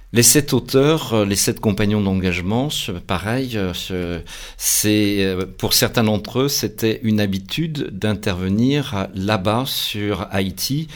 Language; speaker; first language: French; native; French